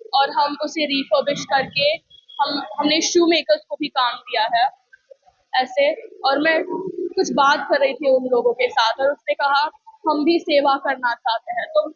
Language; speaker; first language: Hindi; non-native, local second language; Gujarati